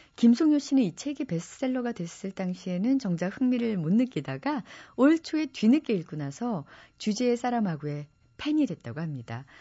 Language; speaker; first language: Korean; native; Korean